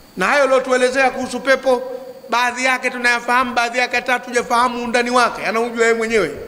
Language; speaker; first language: Swahili; native; Swahili